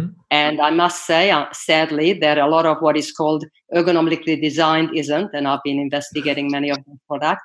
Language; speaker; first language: English; non-native, fluent; Hungarian